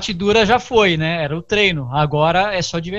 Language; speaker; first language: Portuguese; native; Portuguese